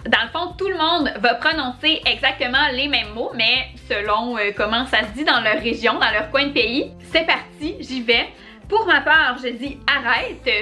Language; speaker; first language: French; native; French